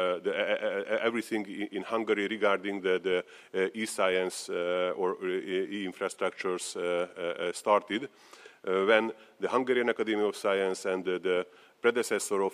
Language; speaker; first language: English; non-native, fluent; Hungarian